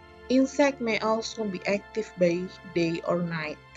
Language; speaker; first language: English; non-native, fluent; Indonesian